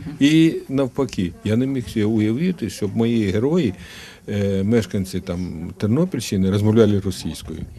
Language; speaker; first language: Ukrainian; non-native, local second language; Russian